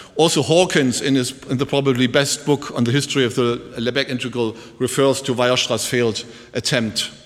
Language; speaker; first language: English; non-native, fluent; German